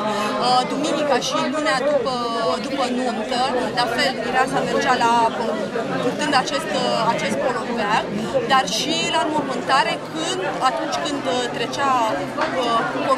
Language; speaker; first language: Romanian; native; Romanian